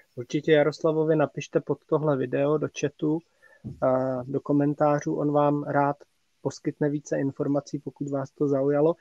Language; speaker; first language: Czech; native; Czech